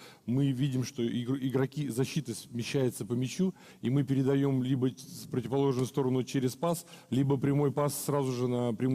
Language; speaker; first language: Russian; native; Russian